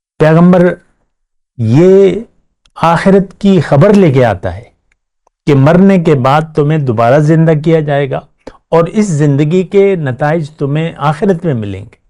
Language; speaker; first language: Urdu; non-native, local second language; Pashto